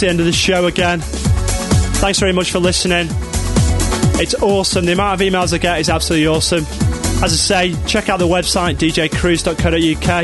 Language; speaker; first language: English; native; English